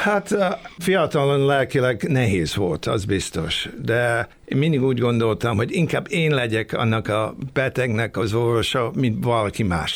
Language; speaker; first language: Hungarian; early bilingual, other home language; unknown